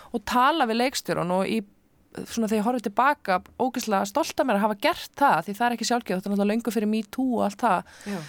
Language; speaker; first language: Icelandic; native; Icelandic